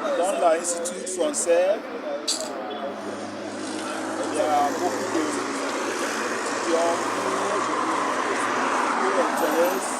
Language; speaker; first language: French; non-native, learner; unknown